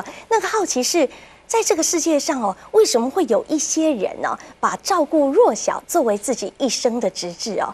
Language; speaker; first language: Chinese; native; Chinese